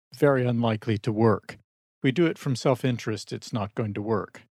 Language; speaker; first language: English; native; English